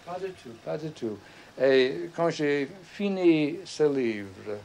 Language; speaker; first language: French; non-native, fluent; English